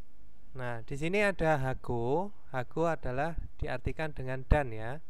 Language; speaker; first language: Indonesian; native; Indonesian